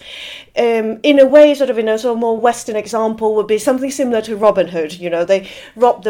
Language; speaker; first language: English; non-native, local second language; Cantonese